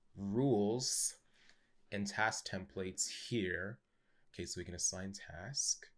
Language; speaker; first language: English; native; English